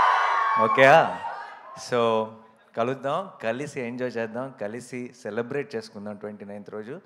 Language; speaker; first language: Telugu; native; Telugu